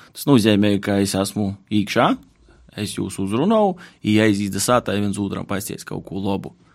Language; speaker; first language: Latvian; native; Latvian